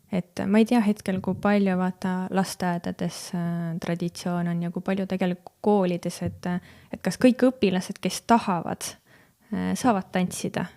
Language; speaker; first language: Estonian; native; Estonian